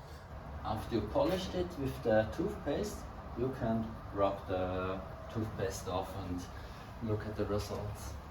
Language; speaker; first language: English; non-native, fluent; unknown